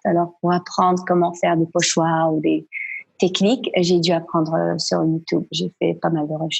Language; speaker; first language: French; non-native, fluent; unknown